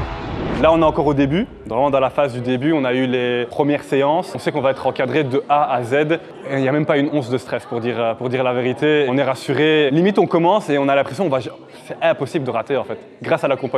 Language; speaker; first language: French; native; French